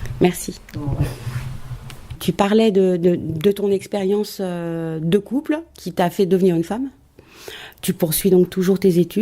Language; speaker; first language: French; native; French